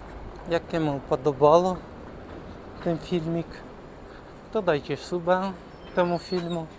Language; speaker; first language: Polish; non-native, learner; Ukrainian